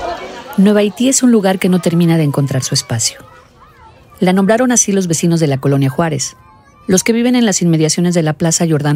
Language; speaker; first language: Spanish; native; Spanish